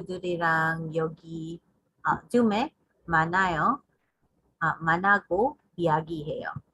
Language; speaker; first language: Korean; non-native, learner; English